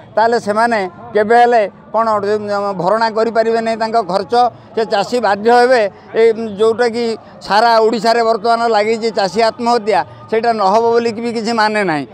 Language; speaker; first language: Odia; native; Odia